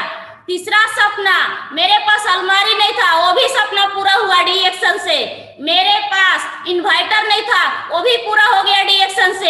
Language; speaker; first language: Hindi; non-native, local second language; Bhojpuri